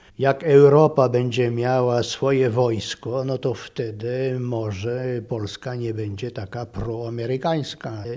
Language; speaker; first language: Polish; non-native, fluent; French